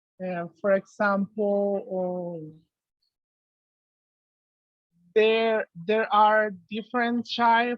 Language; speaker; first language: English; non-native, learner; Spanish